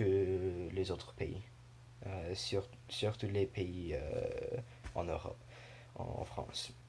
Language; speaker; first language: French; non-native, learner; English